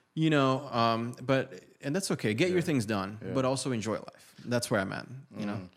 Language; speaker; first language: English; non-native, fluent; Portuguese